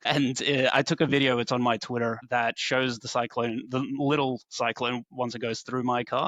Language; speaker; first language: English; native; English